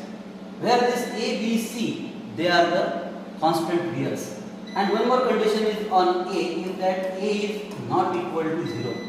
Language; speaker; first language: English; non-native, local second language; Marathi